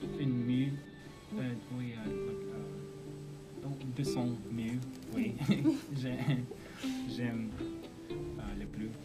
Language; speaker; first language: French; non-native, learner; English